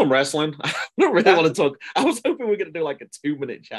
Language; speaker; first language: English; native; English